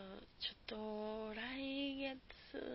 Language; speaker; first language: Japanese; non-native, learner; Spanish